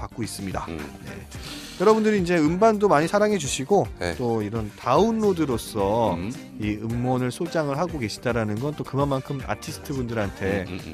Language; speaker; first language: Korean; native; Korean